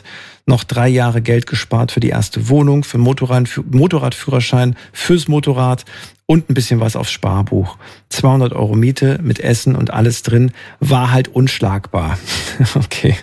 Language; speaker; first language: German; native; German